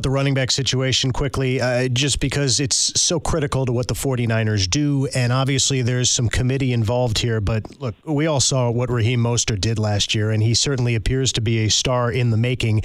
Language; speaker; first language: English; native; English